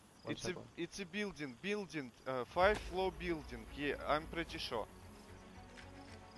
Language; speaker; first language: English; non-native, learner; Russian